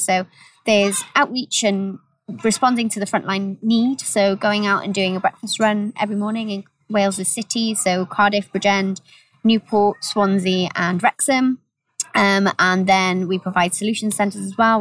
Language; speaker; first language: English; native; English